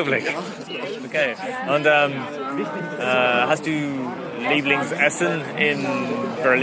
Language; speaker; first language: German; non-native, learner; English